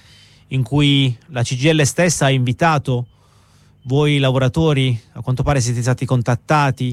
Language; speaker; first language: Italian; native; Italian